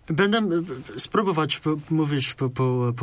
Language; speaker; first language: Polish; non-native, learner; Chinese